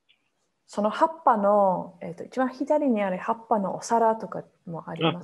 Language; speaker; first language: Japanese; non-native, fluent; English